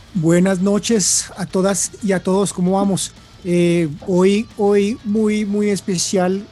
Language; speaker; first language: Spanish; native; Spanish